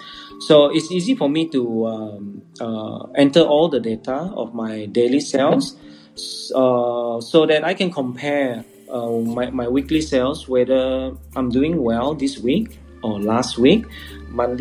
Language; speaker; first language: English; non-native, local second language; Hakka Chinese